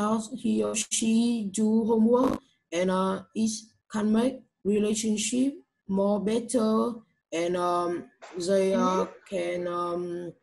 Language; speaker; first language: English; non-native, learner; Vietnamese